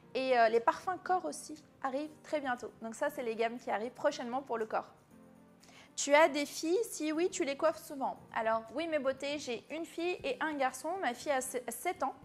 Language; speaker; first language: French; early bilingual, other home language; Arabic